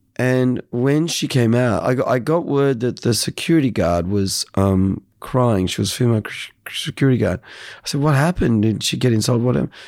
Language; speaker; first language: English; native; English